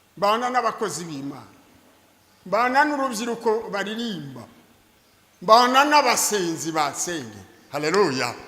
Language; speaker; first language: Kinyarwanda; native; Kinyarwanda